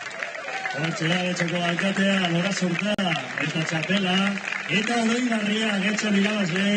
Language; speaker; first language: Basque; native; Basque